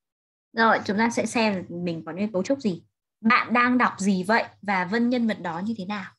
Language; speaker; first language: Vietnamese; native; Vietnamese